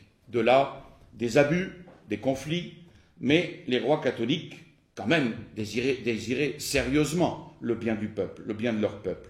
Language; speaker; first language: French; native; French